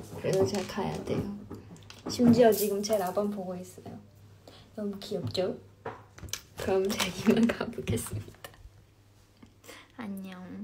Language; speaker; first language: Korean; non-native, fluent; Chinese